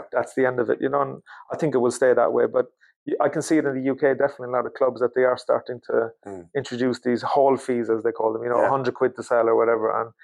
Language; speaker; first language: English; native; English